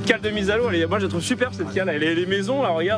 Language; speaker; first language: French; native; French